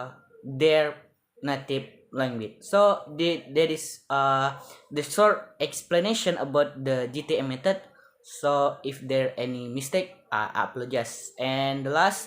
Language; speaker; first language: English; non-native, learner; Indonesian